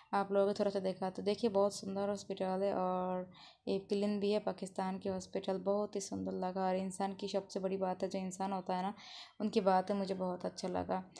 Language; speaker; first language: Hindi; non-native, learner; Bangla